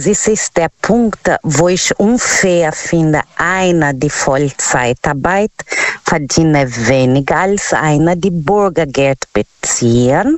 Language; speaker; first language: German; non-native, learner; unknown